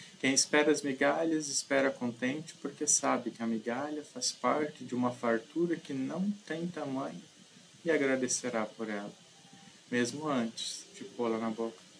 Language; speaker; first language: Portuguese; native; Portuguese